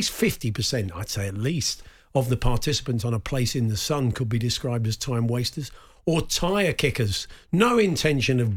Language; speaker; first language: English; native; English